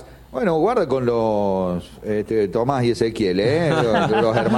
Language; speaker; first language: Spanish; native; Spanish